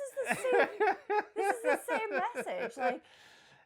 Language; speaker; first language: English; native; English